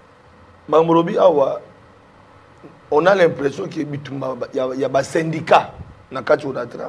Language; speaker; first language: French; non-native, local second language; Lingala